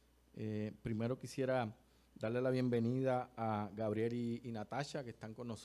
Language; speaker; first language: Spanish; native; Spanish